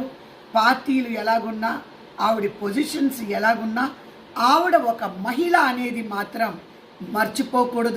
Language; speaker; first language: Telugu; native; Telugu